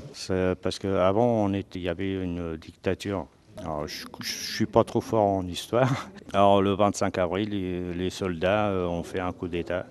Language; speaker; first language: French; early bilingual, other home language; Portuguese